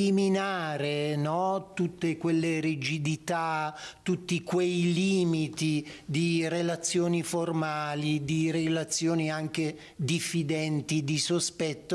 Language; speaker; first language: Italian; native; Italian